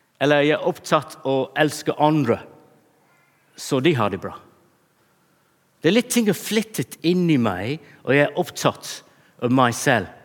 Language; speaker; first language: Norwegian; non-native, fluent; English